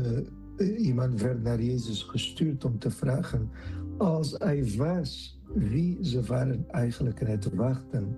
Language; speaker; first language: Dutch; non-native, fluent; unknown